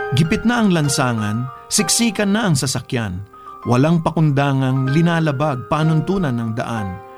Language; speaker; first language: Filipino; non-native, local second language; Bikol